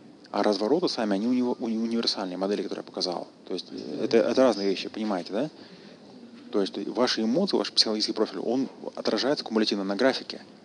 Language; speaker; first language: Russian; native; Russian